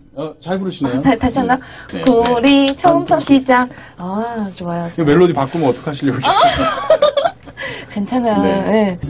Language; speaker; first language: Korean; non-native, fluent; Chinese